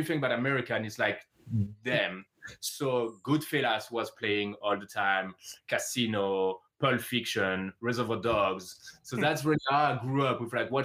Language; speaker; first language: English; non-native, fluent; French